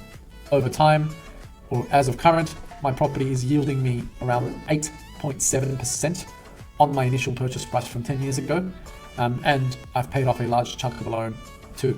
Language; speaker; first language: English; native; English